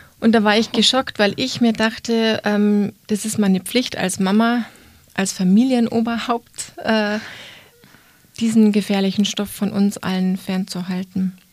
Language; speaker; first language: German; native; German